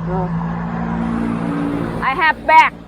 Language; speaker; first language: English; non-native, learner; Thai